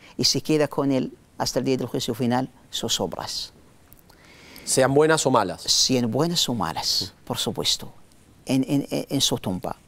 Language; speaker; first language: Spanish; non-native, learner; Arabic